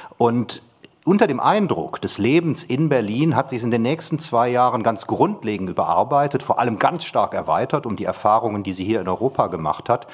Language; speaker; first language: German; native; German